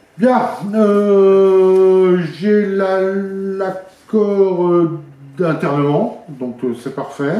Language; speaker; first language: French; native; French